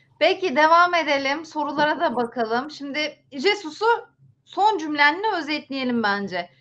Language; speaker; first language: Turkish; native; Turkish